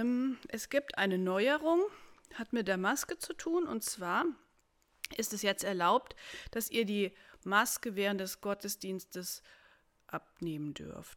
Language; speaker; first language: German; native; German